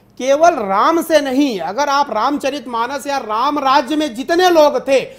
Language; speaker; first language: Hindi; native; Hindi